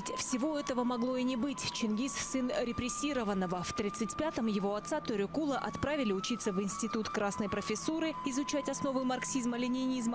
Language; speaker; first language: Russian; native; Russian